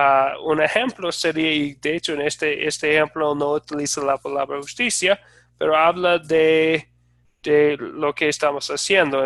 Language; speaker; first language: Spanish; non-native, fluent; English